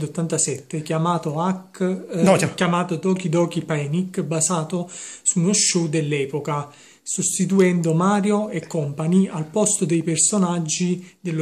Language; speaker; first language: Italian; native; Italian